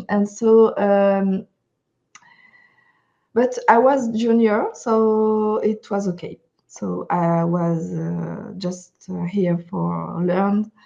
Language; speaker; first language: English; non-native, fluent; French